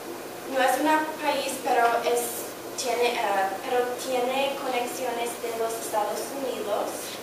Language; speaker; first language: Spanish; non-native, learner; English